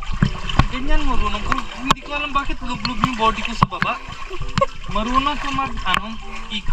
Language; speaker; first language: Filipino; non-native, learner; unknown